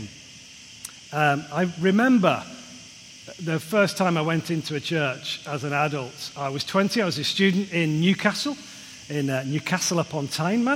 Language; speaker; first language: English; native; English